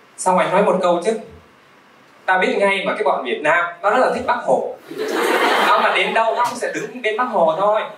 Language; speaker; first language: Vietnamese; early bilingual, other home language; Russian